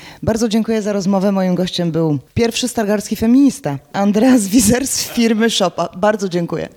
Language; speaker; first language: Polish; native; Polish